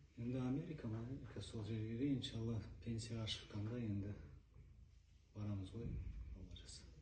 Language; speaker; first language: Kazakh; non-native, local second language; Turkish